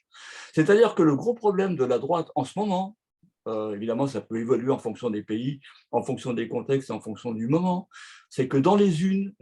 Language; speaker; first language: French; native; French